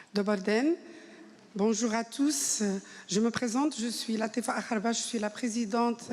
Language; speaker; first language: French; non-native, local second language; Arabic